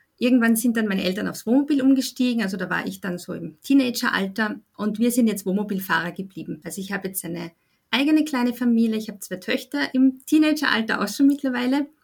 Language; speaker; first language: German; native; German